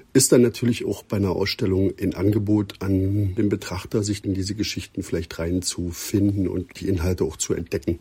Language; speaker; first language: German; native; German